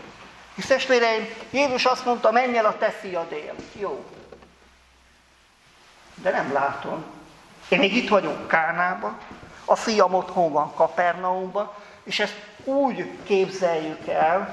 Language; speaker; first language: Hungarian; native; Hungarian